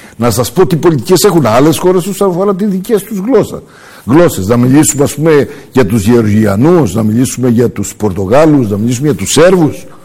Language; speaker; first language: Greek; early bilingual, heritage; Greek